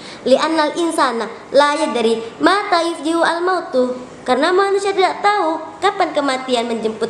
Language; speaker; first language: Indonesian; native; Indonesian